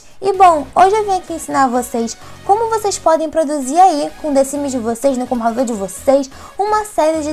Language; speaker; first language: Portuguese; native; Portuguese